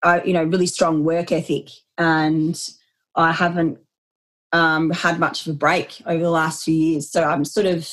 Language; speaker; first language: English; native; English